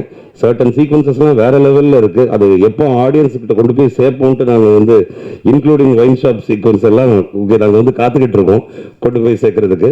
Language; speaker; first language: Tamil; native; Tamil